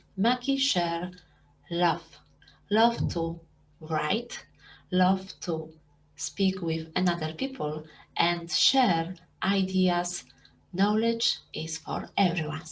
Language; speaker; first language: English; non-native, fluent; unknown